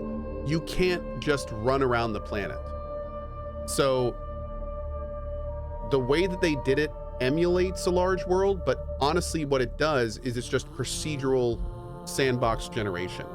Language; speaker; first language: English; native; English